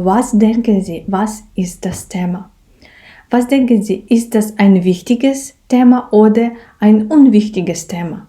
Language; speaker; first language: German; non-native, fluent; Ukrainian